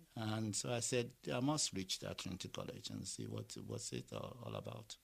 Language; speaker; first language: English; non-native, local second language; Yoruba